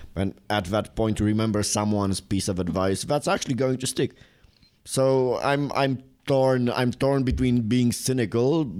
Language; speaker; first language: English; non-native, fluent; Romanian